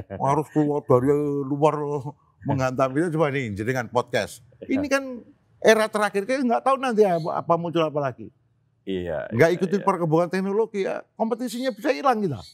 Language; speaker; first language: Indonesian; native; Indonesian